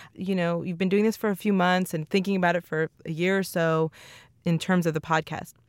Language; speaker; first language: English; native; English